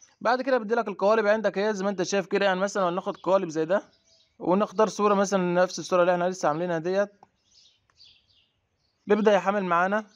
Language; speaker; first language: Arabic; native; Arabic